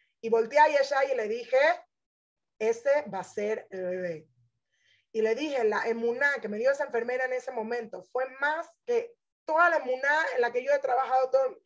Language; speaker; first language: Spanish; native; Spanish